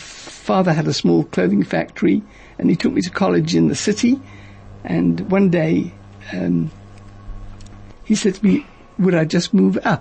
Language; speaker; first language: English; native; English